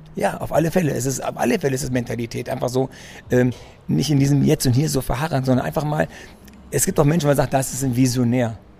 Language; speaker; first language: German; early bilingual, other home language; Greek